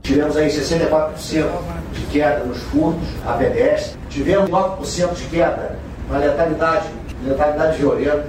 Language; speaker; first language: Portuguese; native; Portuguese